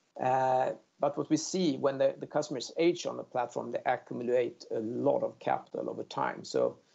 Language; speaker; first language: English; non-native, fluent; Swedish